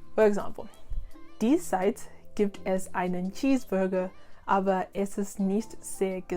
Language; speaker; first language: German; non-native, learner; English